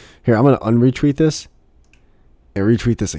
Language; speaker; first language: English; native; English